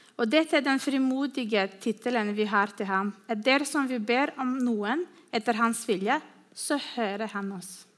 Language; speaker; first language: Norwegian; non-native, fluent; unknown